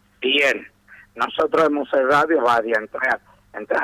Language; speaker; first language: Spanish; native; Spanish